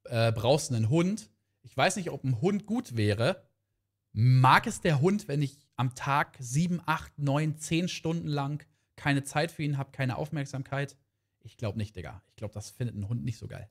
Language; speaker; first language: German; native; German